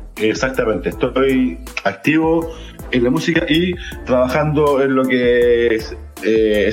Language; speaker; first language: Spanish; native; Spanish